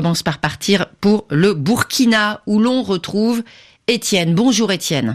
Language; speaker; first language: French; native; French